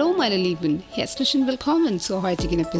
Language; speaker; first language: German; non-native, fluent; English